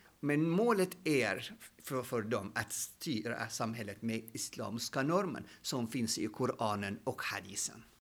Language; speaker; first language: Swedish; non-native, fluent; Arabic